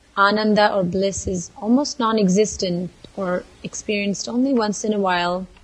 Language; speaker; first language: English; non-native, local second language; Kannada